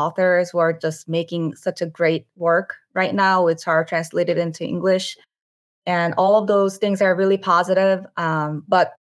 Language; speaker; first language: English; non-native, fluent; Korean